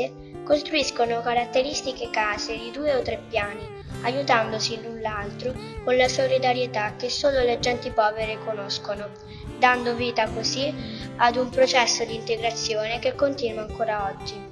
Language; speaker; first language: Italian; native; Italian